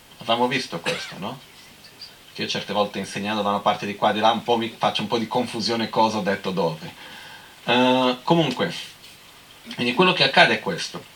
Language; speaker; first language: Italian; non-native, fluent; Portuguese